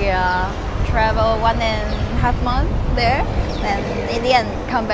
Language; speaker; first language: English; non-native, fluent; Chinese